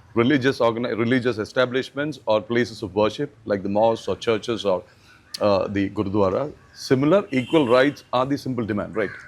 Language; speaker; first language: English; non-native, local second language; Malayalam